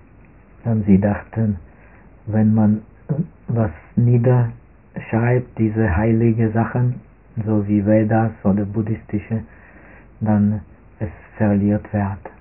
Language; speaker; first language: German; non-native, fluent; Czech